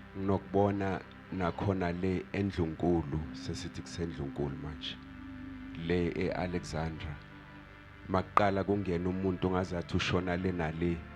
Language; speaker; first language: Zulu; native; Zulu